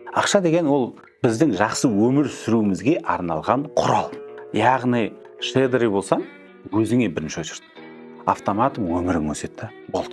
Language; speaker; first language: Kazakh; native; Kazakh